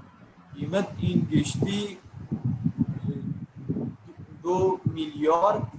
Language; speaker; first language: Persian; non-native, learner; Urdu